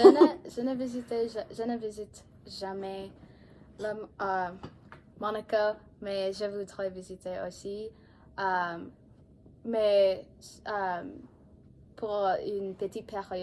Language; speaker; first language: French; non-native, learner; English